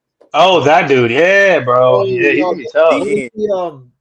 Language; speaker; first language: English; native; English